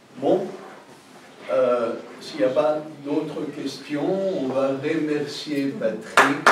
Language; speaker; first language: French; non-native, fluent; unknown